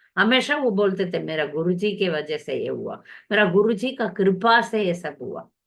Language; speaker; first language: Hindi; non-native, local second language; Tamil